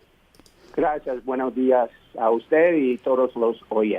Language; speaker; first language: Spanish; non-native, fluent; English